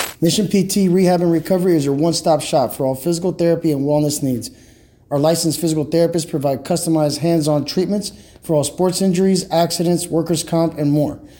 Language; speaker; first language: English; native; English